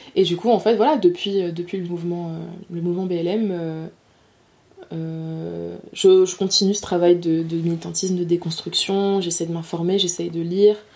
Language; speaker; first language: French; native; French